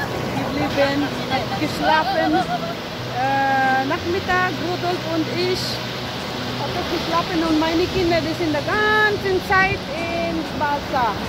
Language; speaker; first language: German; non-native, learner; Filipino